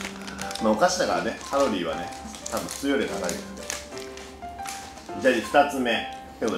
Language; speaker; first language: Japanese; native; Japanese